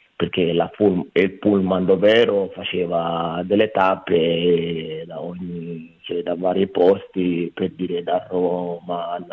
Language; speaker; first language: Italian; non-native, fluent; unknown